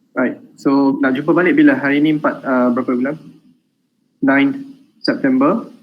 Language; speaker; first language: Malay; native; Malay